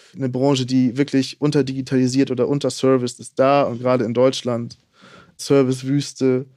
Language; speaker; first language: German; native; German